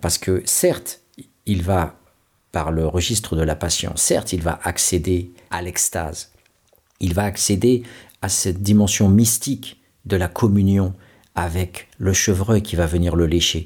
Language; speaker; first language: French; native; French